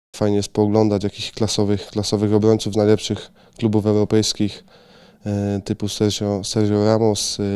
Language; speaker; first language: Polish; native; Polish